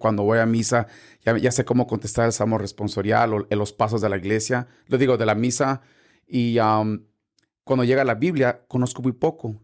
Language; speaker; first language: Spanish; early bilingual, heritage; Spanish